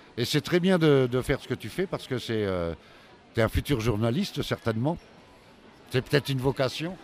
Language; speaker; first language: French; native; French